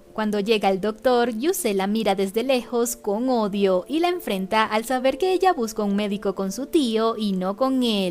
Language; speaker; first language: Spanish; native; Spanish